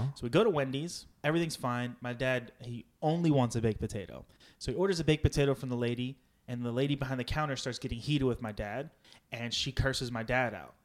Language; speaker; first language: English; native; English